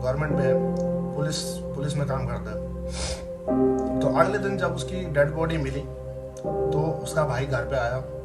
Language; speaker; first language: Hindi; native; Hindi